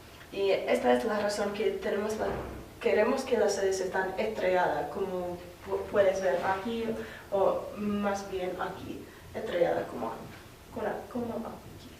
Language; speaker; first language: Spanish; non-native, learner; English